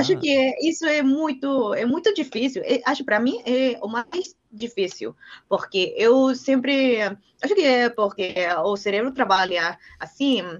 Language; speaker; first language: Portuguese; non-native, learner; Spanish